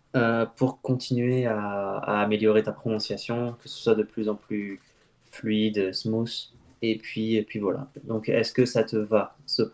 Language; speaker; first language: French; native; French